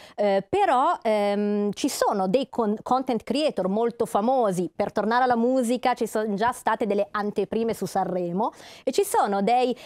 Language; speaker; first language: Italian; native; Italian